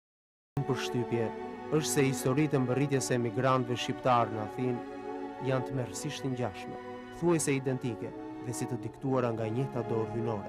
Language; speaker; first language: Albanian; native; Albanian